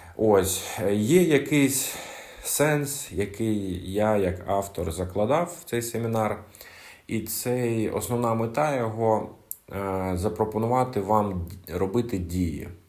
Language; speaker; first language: Ukrainian; non-native, local second language; Russian